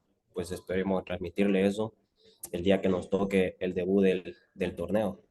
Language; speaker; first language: Spanish; native; Spanish